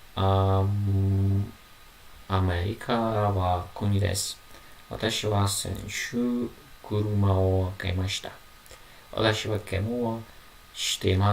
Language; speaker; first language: Japanese; non-native, learner; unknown